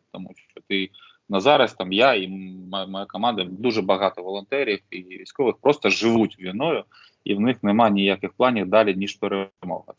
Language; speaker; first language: Ukrainian; non-native, local second language; Russian